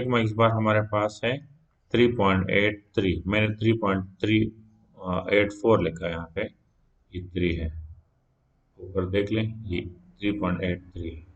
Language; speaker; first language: Hindi; non-native, local second language; Punjabi